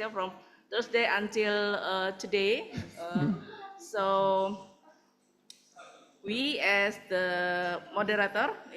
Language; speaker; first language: English; non-native, fluent; Indonesian